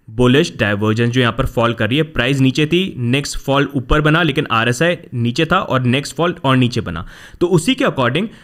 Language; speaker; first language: Hindi; native; Hindi